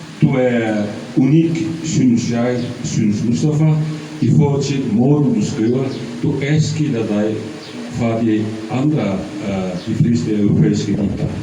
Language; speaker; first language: Danish; non-native, fluent; Turkish